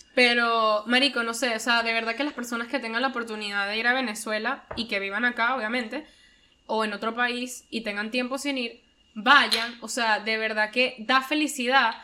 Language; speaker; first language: Spanish; native; Spanish